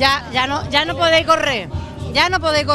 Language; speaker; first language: Spanish; native; Spanish